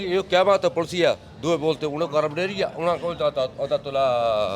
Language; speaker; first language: Italian; non-native, learner; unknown